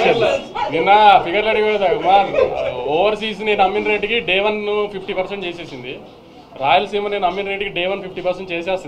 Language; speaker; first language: Telugu; native; Telugu